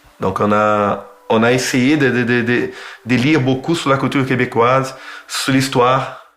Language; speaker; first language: French; non-native, fluent; Portuguese